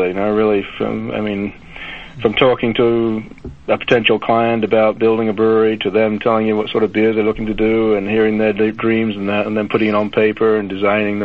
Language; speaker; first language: English; native; English